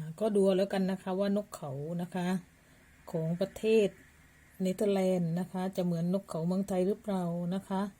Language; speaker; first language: Thai; native; Thai